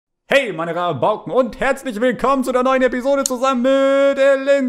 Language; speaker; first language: German; native; German